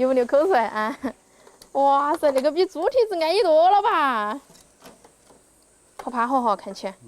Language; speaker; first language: Chinese; native; Chinese